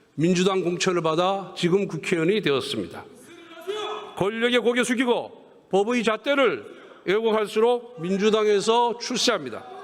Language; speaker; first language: Korean; native; Korean